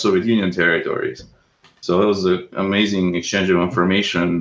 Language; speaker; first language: English; non-native, fluent; Russian